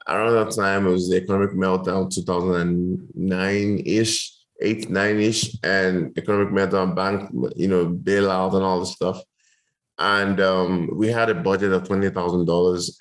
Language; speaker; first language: English; non-native, local second language; Yoruba